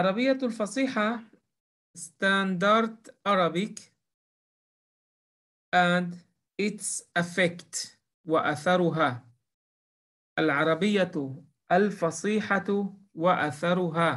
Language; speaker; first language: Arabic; non-native, fluent; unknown